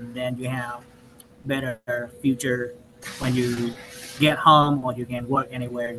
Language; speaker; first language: English; non-native, learner; Vietnamese